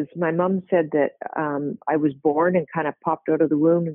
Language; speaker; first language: English; native; English